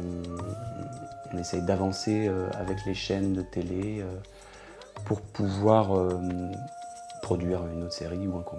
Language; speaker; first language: French; native; French